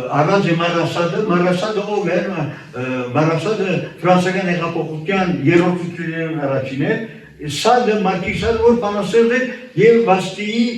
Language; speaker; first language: Armenian; early bilingual, heritage; Armenian